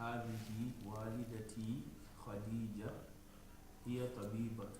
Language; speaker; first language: Arabic; non-native, learner; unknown